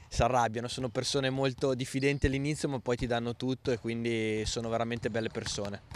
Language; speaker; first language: Italian; native; Italian